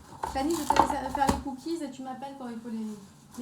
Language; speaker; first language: French; native; French